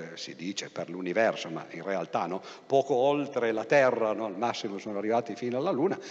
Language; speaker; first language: Italian; native; Italian